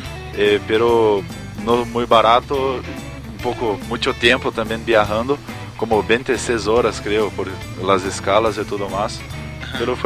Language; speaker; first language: Spanish; non-native, learner; Portuguese